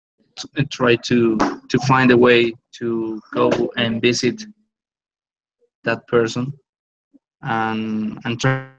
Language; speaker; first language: English; non-native, learner; Spanish